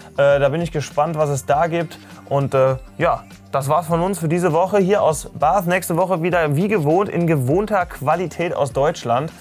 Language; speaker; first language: German; native; German